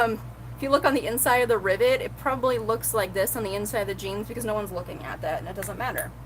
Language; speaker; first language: English; native; English